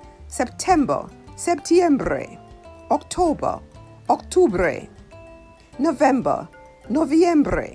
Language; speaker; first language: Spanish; non-native, learner; English